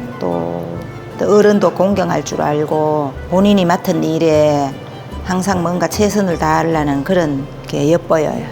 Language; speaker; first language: Korean; native; Korean